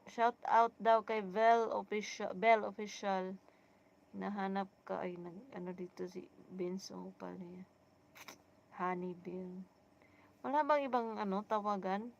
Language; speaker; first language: Filipino; non-native, local second language; Cebuano